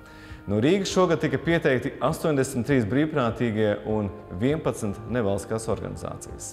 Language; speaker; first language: Latvian; native; Latvian